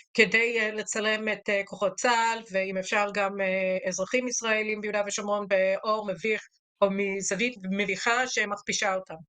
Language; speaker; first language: Hebrew; native; Hebrew